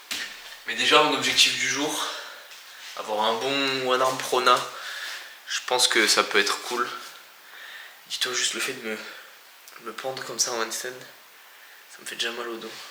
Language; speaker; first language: French; native; French